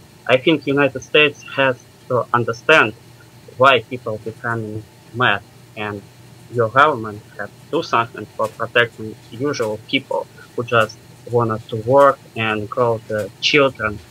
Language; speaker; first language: English; non-native, learner; Russian